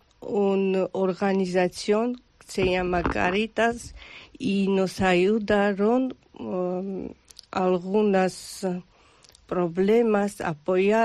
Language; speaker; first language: Spanish; non-native, learner; Georgian